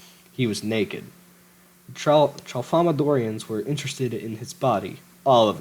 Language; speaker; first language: English; native; English